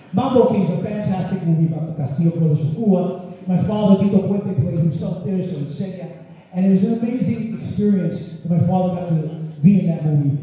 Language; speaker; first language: English; native; English